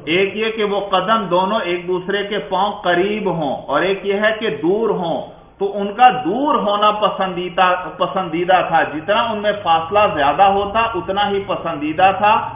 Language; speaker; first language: Urdu; native; Urdu